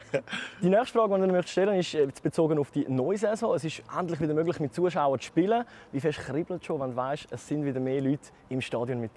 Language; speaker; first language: German; native; German